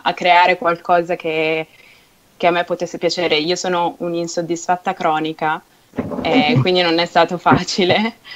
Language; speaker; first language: Italian; native; Italian